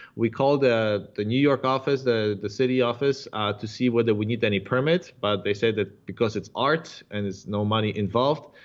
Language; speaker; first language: English; non-native, fluent; Polish